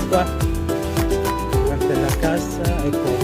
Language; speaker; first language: Italian; non-native, learner; Filipino